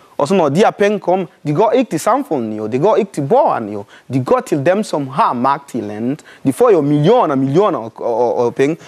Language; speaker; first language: Danish; non-native, fluent; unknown